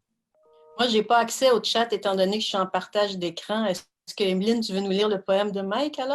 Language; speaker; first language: French; native; French